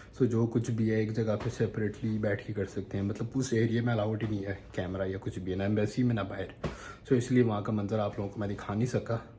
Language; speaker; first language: Urdu; native; Urdu